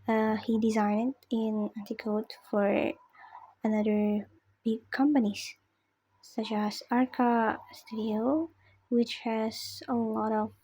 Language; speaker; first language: English; non-native, learner; Indonesian